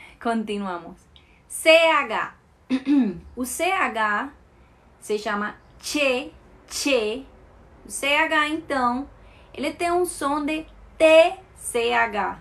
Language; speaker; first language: Portuguese; non-native, fluent; Spanish